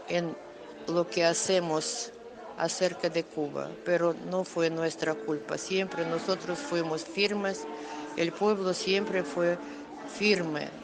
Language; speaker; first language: Spanish; non-native, fluent; Russian